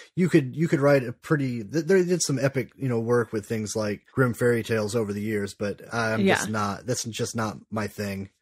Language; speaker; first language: English; native; English